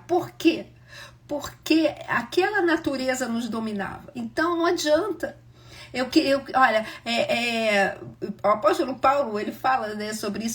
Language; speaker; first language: Portuguese; native; Portuguese